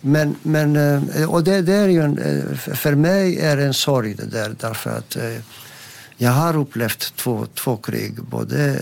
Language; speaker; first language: Swedish; non-native, fluent; Greek